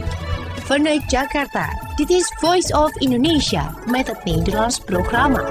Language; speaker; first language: Dutch; non-native, fluent; Indonesian